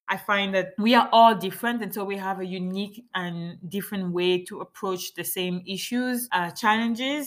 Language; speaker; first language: English; non-native, fluent; French